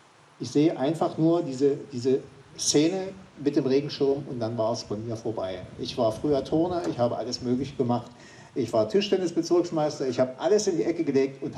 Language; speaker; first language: German; native; German